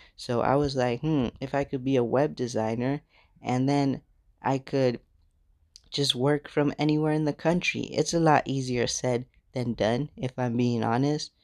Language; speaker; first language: English; native; English